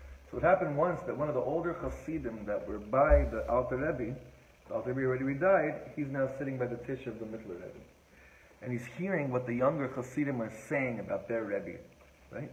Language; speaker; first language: English; native; English